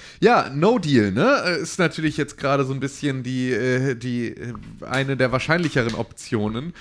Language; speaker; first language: German; native; German